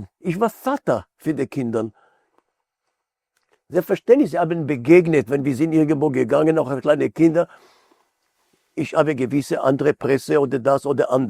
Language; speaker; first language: German; non-native, fluent; Hebrew